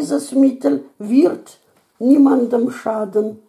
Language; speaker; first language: German; non-native, fluent; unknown